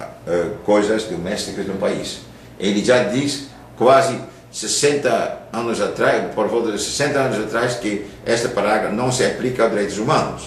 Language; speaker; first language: Portuguese; non-native, fluent; Dutch